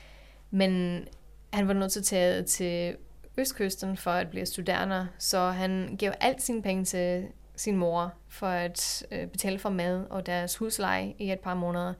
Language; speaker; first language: Danish; non-native, fluent; English